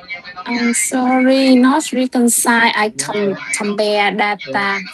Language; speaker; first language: English; non-native, learner; Vietnamese